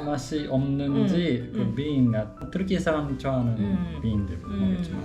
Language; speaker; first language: Korean; non-native, learner; Japanese